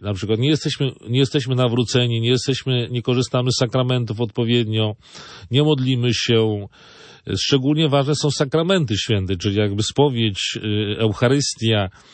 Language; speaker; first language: Polish; native; Polish